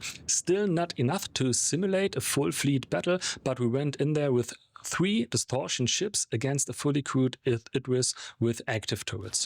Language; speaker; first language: English; non-native, fluent; German